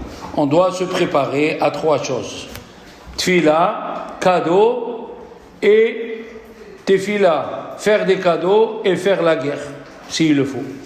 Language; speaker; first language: French; native; French